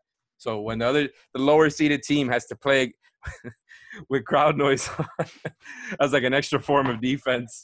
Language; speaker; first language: English; native; English